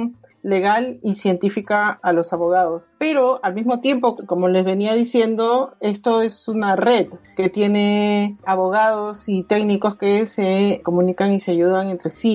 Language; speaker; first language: Spanish; native; Spanish